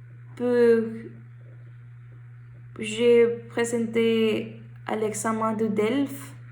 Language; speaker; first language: French; non-native, learner; Spanish